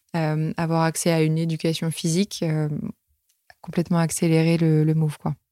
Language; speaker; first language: French; native; French